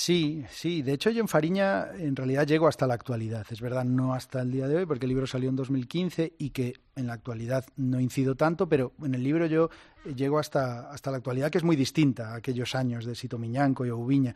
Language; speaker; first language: Spanish; native; Spanish